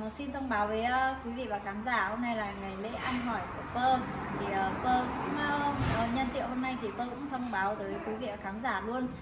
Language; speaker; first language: Vietnamese; non-native, local second language; Hmong